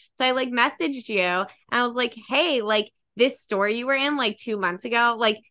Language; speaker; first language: English; native; English